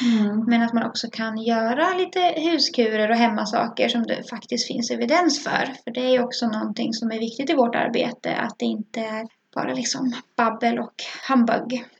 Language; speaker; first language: Swedish; native; Swedish